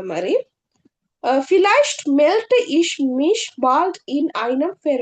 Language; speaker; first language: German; non-native, fluent; Tamil